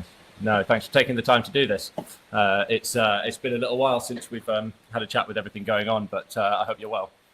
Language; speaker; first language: English; native; English